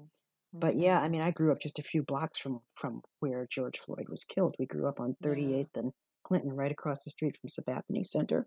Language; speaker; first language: English; native; English